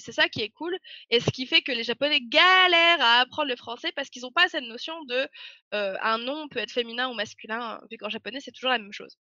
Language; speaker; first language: French; native; French